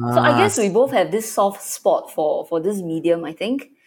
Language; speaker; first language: English; native; English